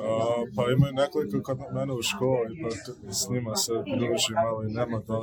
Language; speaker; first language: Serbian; early bilingual, heritage; Serbian